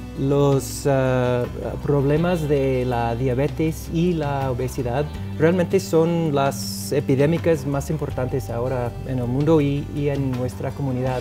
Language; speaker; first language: Spanish; non-native, fluent; English